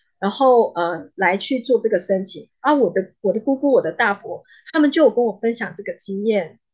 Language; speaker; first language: Chinese; native; Chinese